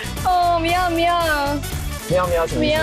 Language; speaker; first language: Korean; non-native, learner; Chinese